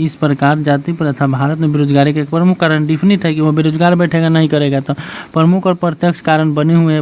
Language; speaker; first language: Hindi; native; Hindi